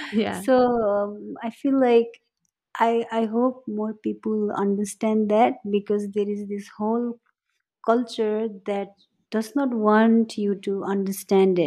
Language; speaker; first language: English; non-native, local second language; Nepali